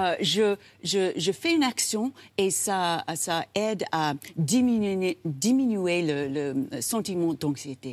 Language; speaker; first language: French; non-native, learner; English